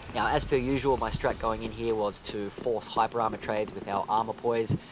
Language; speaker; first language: English; native; English